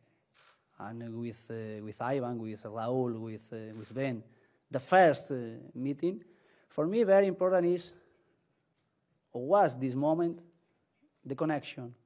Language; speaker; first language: English; non-native, learner; Spanish